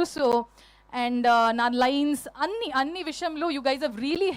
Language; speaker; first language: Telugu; non-native, learner; Kannada